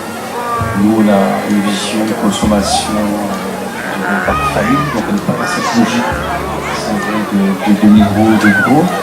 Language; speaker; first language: French; native; French